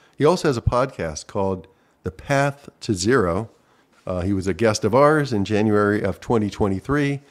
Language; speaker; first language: English; native; English